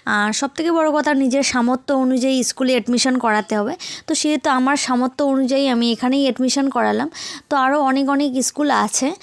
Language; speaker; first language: Bangla; native; Bangla